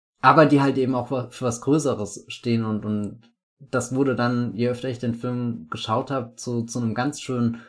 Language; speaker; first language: German; native; German